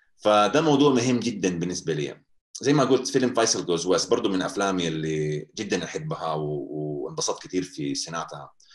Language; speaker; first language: Arabic; non-native, local second language; English